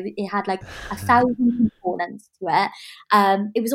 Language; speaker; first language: English; native; English